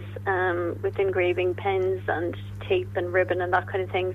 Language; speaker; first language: English; native; English